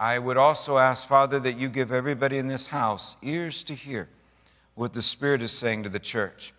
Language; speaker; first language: English; native; English